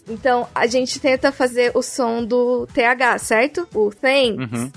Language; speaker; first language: Portuguese; native; Portuguese